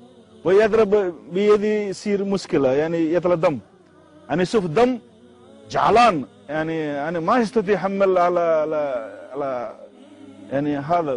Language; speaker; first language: Arabic; non-native, learner; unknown